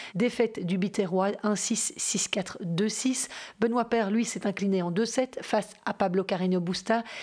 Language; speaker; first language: French; native; French